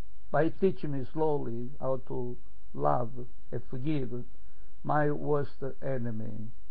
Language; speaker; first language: English; non-native, fluent; Italian